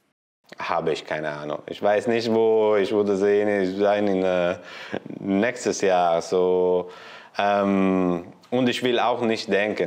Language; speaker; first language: German; non-native, learner; Italian